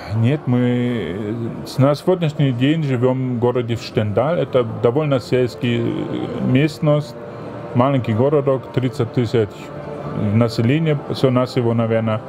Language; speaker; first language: Russian; non-native, fluent; German